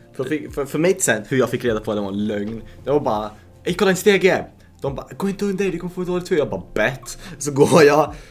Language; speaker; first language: Swedish; native; Swedish